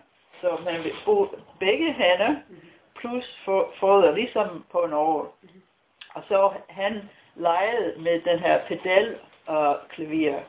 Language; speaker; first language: Danish; non-native, fluent; English